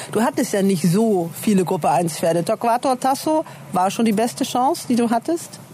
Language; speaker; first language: German; native; German